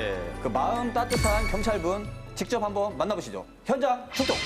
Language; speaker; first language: Korean; native; Korean